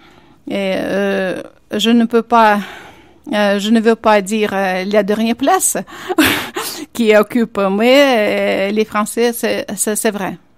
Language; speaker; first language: French; non-native, fluent; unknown